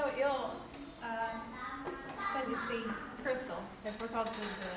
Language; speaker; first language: Portuguese; non-native, learner; English